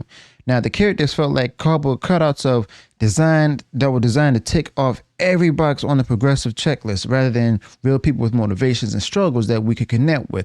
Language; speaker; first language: English; native; English